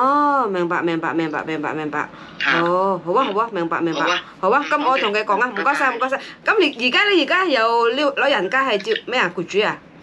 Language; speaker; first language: Cantonese; non-native, fluent; Indonesian